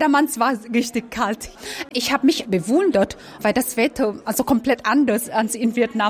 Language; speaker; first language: German; non-native, fluent; Vietnamese